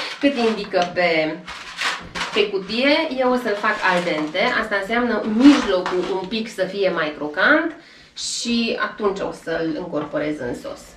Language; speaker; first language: Romanian; non-native, local second language; Hungarian